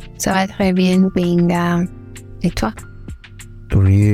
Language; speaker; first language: French; non-native, learner; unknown